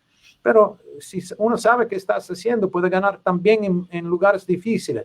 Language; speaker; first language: Spanish; non-native, learner; English